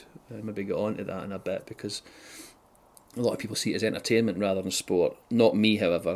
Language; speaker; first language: English; native; English